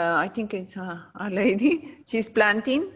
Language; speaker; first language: English; non-native, learner; Spanish